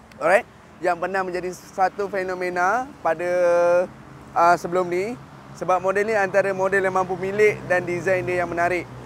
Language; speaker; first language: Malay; native; Malay